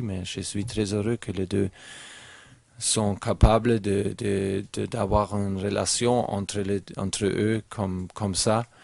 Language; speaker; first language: French; non-native, learner; German